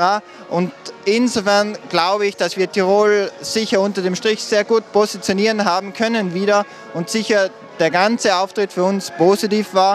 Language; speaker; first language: German; native; German